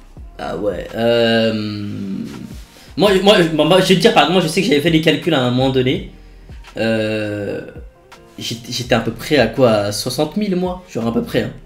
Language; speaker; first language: French; native; French